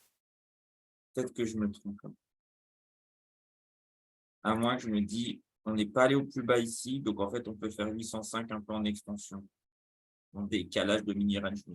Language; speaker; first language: French; native; French